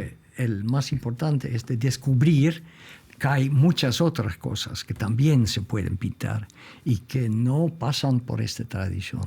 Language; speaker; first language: Spanish; non-native, fluent; Dutch